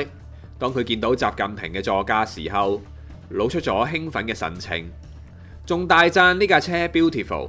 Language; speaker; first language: Chinese; non-native, local second language; Cantonese